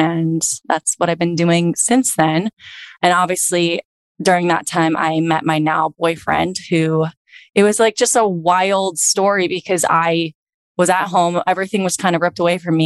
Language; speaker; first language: English; native; English